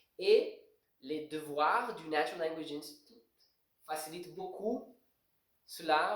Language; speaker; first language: French; non-native, fluent; Portuguese